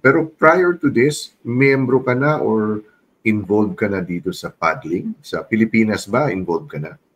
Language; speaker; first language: Filipino; non-native, local second language; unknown